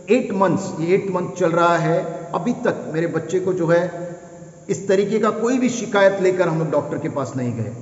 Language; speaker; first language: Hindi; non-native, local second language; Kannada